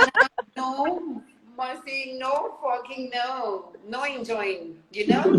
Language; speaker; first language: English; non-native, learner; Hindi